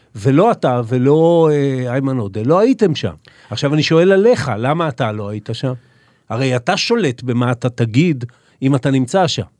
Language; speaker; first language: Hebrew; native; Hebrew